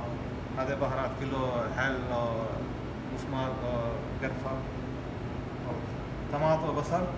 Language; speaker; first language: Arabic; non-native, learner; Urdu